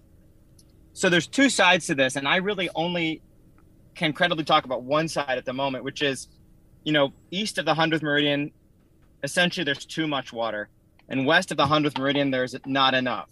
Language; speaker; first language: English; native; English